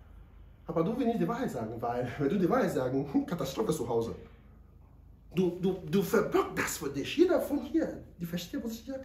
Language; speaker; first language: German; non-native, learner; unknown